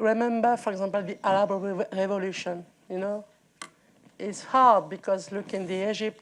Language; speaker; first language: English; non-native, learner; French